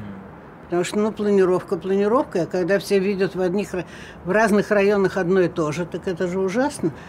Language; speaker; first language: Russian; native; Russian